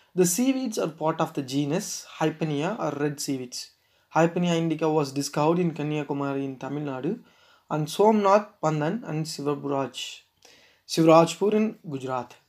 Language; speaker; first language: English; non-native, local second language; Tamil